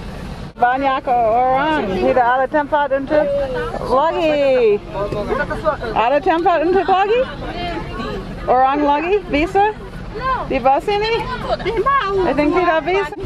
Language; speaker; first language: Indonesian; non-native, learner; English